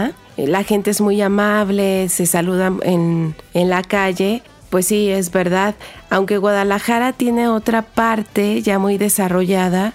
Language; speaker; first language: Spanish; native; Spanish